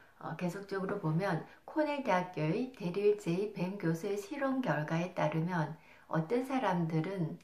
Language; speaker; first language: Korean; native; Korean